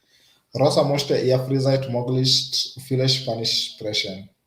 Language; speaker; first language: German; non-native, learner; Swahili